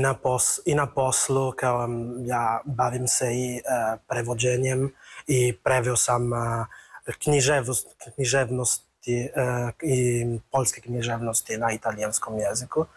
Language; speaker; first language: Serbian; non-native, fluent; Italian